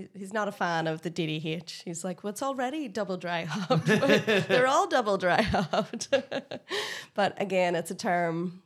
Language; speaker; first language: English; native; English